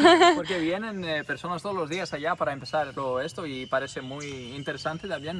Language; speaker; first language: Spanish; non-native, fluent; Greek